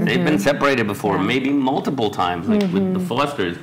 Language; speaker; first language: English; native; English